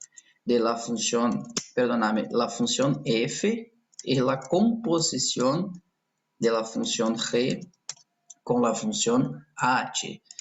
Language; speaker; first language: Spanish; non-native, fluent; Portuguese